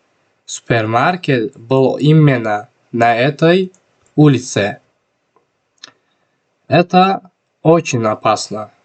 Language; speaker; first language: Russian; non-native, local second language; Tajik